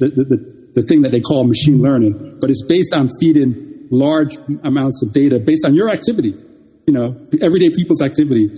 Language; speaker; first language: English; early bilingual, other home language; Jamaican Creole English